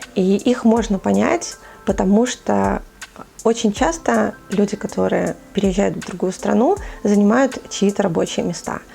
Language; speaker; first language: Russian; native; Russian